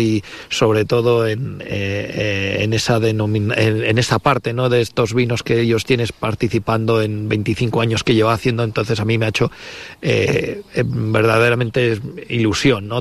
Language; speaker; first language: Spanish; native; Spanish